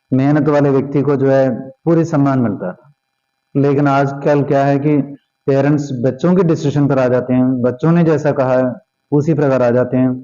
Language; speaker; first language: Hindi; non-native, local second language; Punjabi